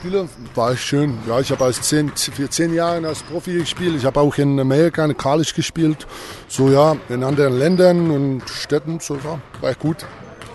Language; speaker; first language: German; non-native, learner; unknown